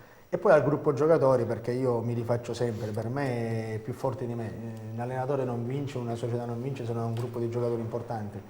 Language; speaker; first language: Italian; native; Italian